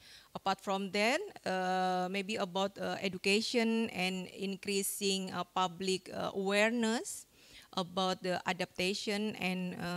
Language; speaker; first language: English; non-native, fluent; Indonesian